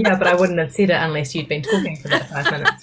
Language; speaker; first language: English; native; English